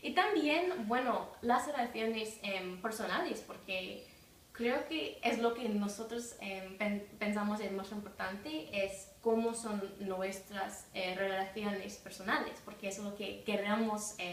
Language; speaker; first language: Spanish; non-native, fluent; English